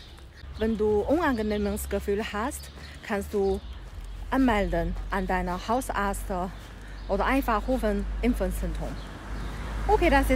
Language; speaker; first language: German; non-native, learner; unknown